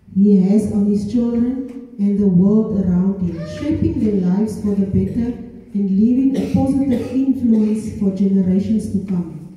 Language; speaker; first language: English; non-native, local second language; Afrikaans